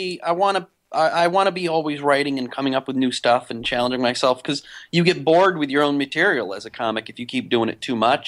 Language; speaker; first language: English; native; English